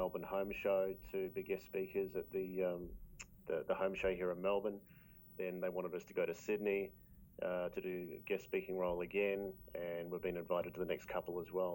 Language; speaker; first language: English; native; English